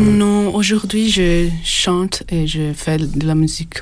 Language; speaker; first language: French; non-native, fluent; Portuguese